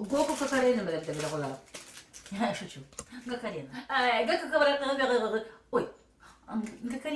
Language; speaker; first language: Russian; native; Russian